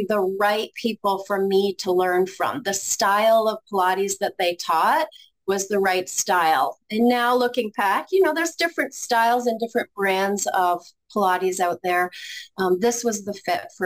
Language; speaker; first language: English; native; English